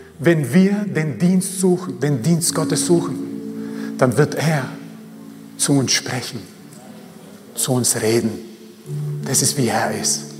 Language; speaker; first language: German; early bilingual, other home language; Croatian